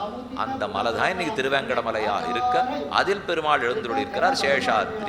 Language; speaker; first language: Tamil; native; Tamil